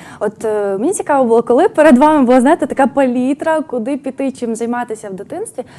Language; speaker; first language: Ukrainian; native; Ukrainian